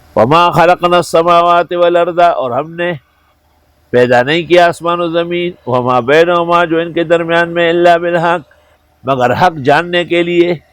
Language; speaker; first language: Urdu; non-native, local second language; Pashto